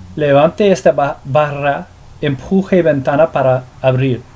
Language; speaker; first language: Spanish; non-native, learner; English